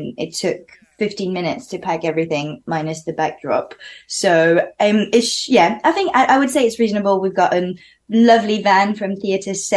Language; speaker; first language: English; non-native, fluent; French